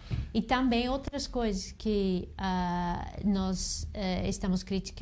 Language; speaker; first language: Portuguese; non-native, fluent; English